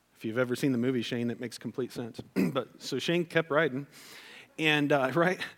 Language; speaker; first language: English; native; English